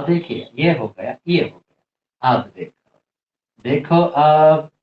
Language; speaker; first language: Hindi; non-native, local second language; Marathi